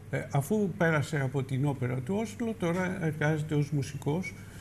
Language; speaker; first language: Greek; native; Greek